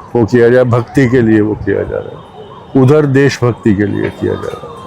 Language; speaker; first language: Hindi; non-native, local second language; Marathi